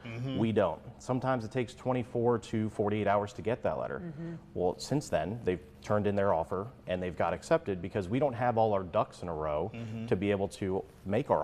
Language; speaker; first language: English; native; English